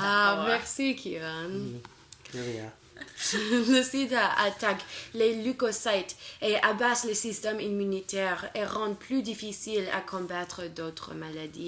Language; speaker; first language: French; non-native, learner; English